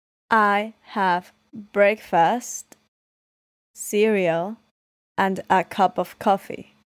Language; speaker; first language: English; non-native, learner; Spanish